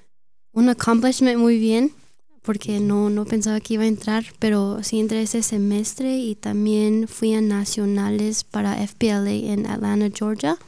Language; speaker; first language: Spanish; early bilingual, heritage; Spanish